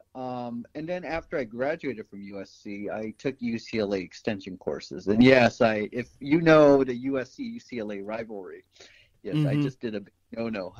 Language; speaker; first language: English; native; English